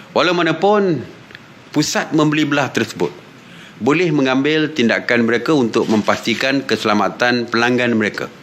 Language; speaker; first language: Malay; native; Malay